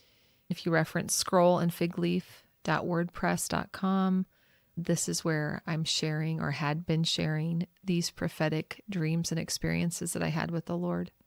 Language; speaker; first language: English; native; English